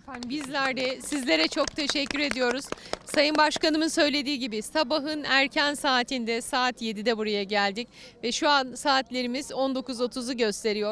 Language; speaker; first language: Turkish; native; Turkish